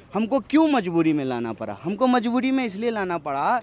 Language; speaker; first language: Hindi; native; Hindi